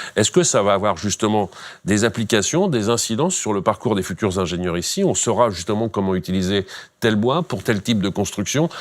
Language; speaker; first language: French; native; French